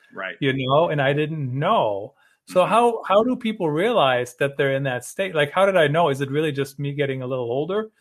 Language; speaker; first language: English; early bilingual, other home language; German